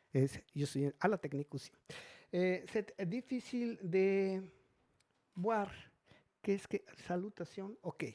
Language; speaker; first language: French; non-native, learner; Spanish